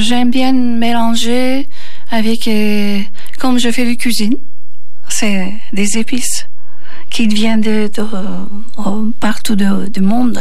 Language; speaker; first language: French; non-native, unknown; Turkish